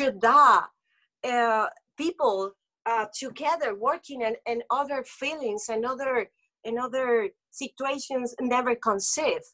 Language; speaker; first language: English; non-native, local second language; Spanish